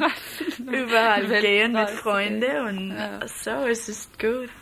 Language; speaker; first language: German; non-native, learner; English